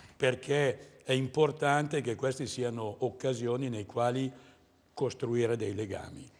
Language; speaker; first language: Italian; native; Italian